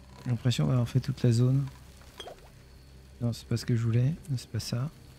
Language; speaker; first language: French; native; French